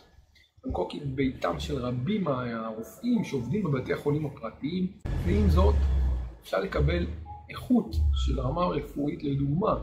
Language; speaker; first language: Hebrew; native; Hebrew